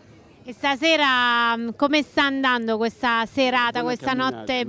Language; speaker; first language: Italian; native; Italian